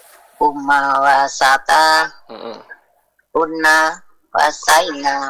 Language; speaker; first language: Arabic; non-native, learner; Indonesian